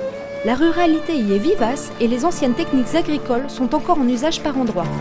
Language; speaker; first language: French; native; French